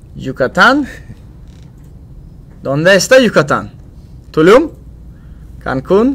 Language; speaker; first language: Spanish; non-native, learner; Turkish